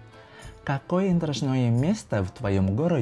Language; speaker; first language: Russian; non-native, fluent; Indonesian